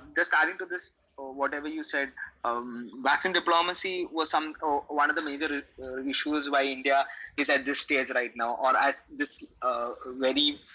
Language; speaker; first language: English; non-native, local second language; Malayalam